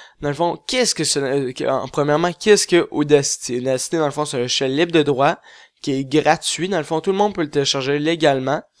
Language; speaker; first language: French; native; French